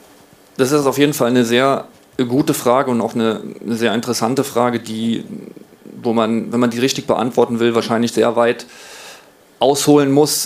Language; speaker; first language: German; native; German